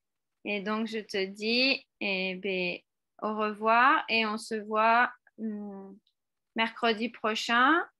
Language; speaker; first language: French; non-native, fluent; Spanish